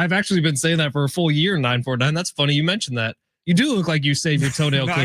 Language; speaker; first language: English; native; English